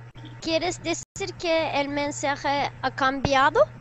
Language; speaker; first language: Spanish; non-native, learner; Turkish